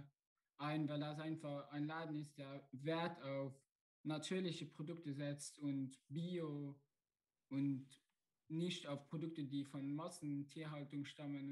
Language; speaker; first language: German; non-native, local second language; Luxembourgish